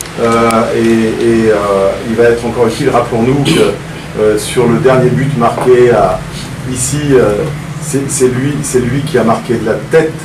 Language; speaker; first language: French; native; French